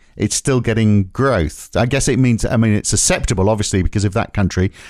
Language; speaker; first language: English; native; English